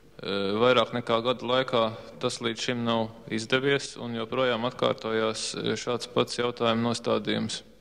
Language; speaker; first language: Latvian; native; Latvian